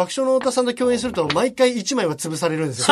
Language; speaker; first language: Japanese; native; Japanese